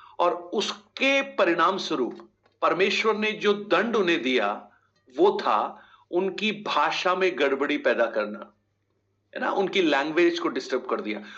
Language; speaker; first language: Hindi; native; Hindi